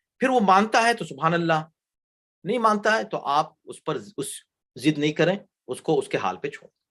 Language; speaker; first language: Urdu; native; Urdu